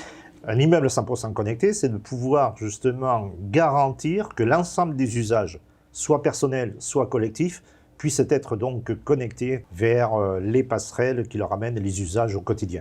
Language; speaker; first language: French; native; French